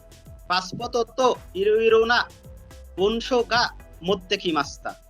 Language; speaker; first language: Japanese; non-native, learner; Bangla